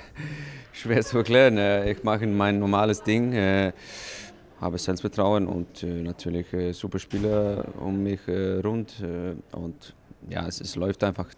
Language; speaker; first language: German; non-native, fluent; Icelandic